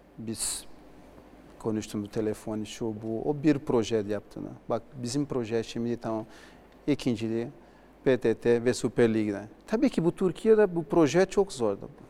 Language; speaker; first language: Turkish; non-native, learner; Portuguese